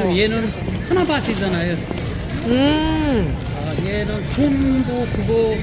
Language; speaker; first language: Korean; non-native, learner; Nepali